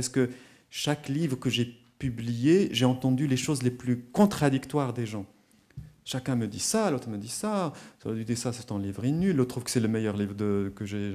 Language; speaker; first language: French; non-native, local second language; Arabic